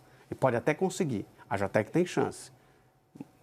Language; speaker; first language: Portuguese; native; Portuguese